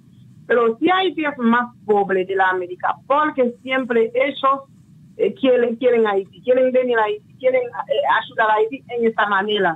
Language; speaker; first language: Spanish; non-native, local second language; Haitian Creole